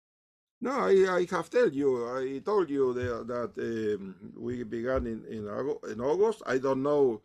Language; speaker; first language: English; non-native, learner; Spanish